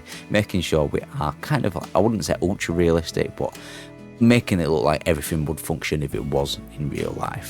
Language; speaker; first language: English; native; English